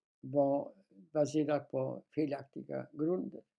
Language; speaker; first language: Swedish; non-native, fluent; Polish